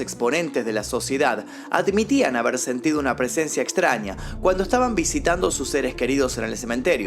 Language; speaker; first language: Spanish; native; Spanish